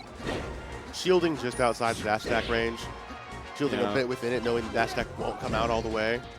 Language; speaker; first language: English; native; English